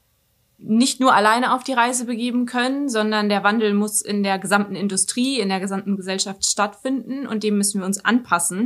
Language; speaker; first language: German; native; German